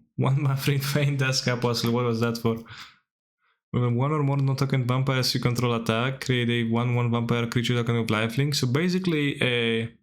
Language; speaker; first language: English; non-native, fluent; Polish